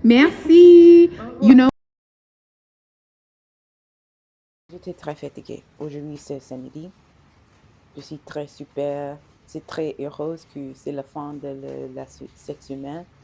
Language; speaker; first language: French; non-native, learner; English